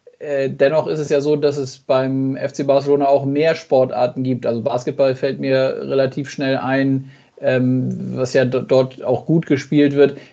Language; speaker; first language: German; native; German